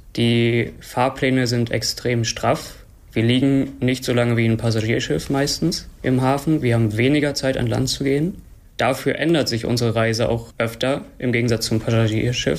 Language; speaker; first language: German; native; German